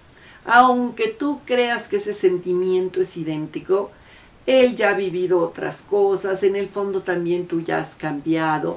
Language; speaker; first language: Spanish; native; Spanish